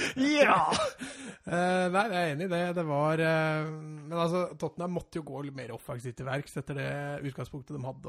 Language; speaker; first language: Norwegian; native; Norwegian